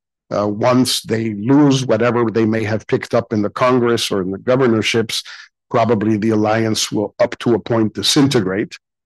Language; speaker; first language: English; non-native, fluent; Spanish